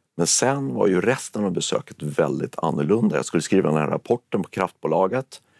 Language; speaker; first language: Swedish; native; Swedish